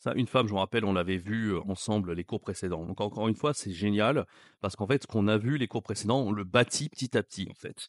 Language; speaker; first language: French; native; French